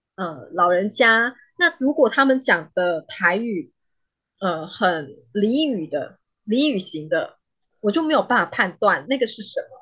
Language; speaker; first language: Chinese; native; Chinese